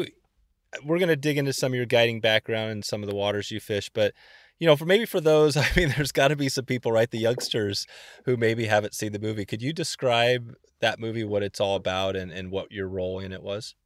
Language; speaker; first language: English; native; English